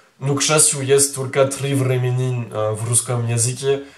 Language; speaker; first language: Russian; non-native, learner; French